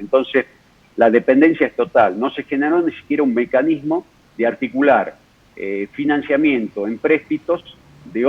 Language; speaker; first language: Spanish; native; Spanish